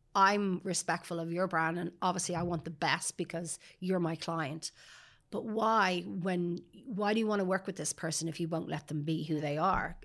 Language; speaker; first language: English; native; English